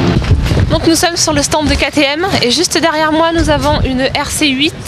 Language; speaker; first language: French; native; French